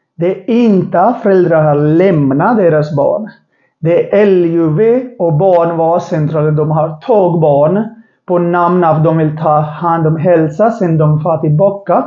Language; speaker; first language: Swedish; non-native, learner; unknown